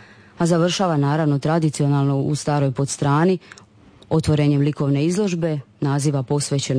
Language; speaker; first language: Serbian; native; Serbian